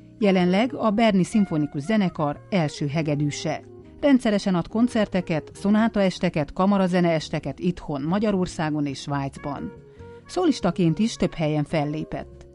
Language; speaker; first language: Hungarian; native; Hungarian